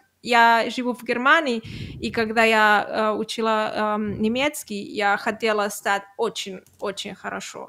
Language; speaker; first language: Russian; non-native, learner; Catalan